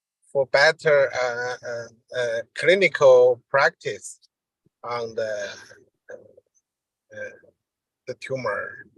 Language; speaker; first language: English; non-native, learner; Chinese